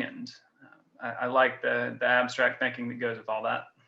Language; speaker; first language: English; native; English